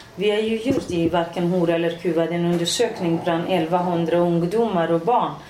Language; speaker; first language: Swedish; non-native, fluent; Persian